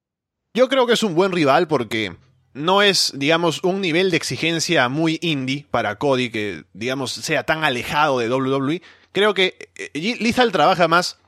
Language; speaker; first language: Spanish; native; Spanish